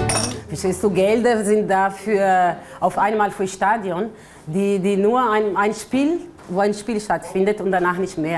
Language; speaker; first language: German; non-native, fluent; Portuguese